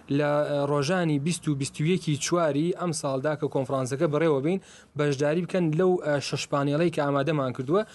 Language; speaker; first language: Central Kurdish; non-native, local second language; Gurani